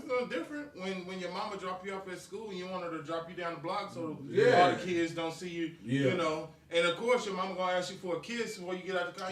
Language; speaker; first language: English; native; English